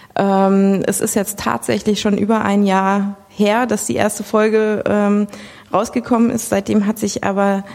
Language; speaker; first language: German; native; German